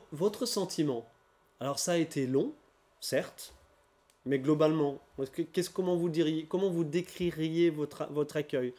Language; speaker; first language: French; native; French